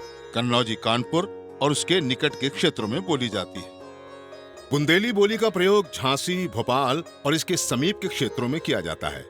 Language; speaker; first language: Hindi; native; Hindi